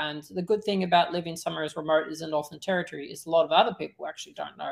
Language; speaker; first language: English; native; English